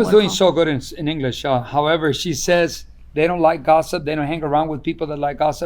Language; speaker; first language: English; native; English